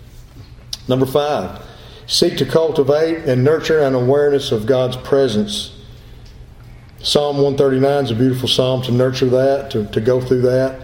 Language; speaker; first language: English; native; English